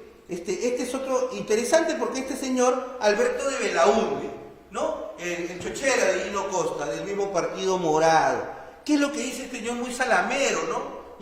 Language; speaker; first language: Spanish; native; Spanish